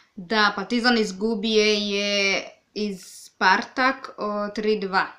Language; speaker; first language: Serbian; non-native, learner; Swahili